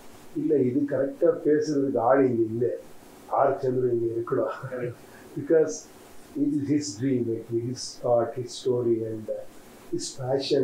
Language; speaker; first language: Tamil; non-native, learner; Kannada